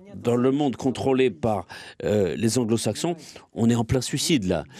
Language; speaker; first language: French; non-native, fluent; Russian